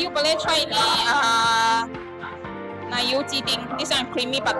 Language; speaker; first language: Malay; non-native, local second language; Chinese